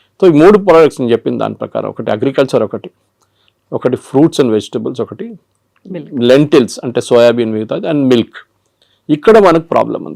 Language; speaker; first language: Telugu; non-native, local second language; Malayalam